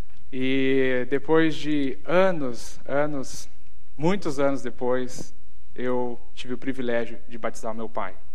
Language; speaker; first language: Portuguese; native; Portuguese